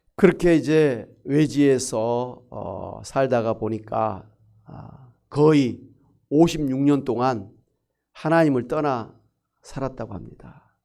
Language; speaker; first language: Korean; native; Korean